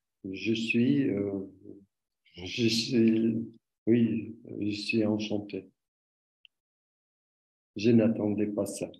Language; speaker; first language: French; non-native, learner; Armenian